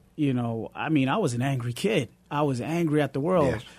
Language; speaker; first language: English; early bilingual, other home language; Spanish